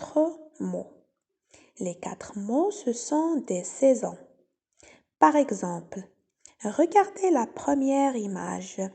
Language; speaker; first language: French; non-native, local second language; Arabic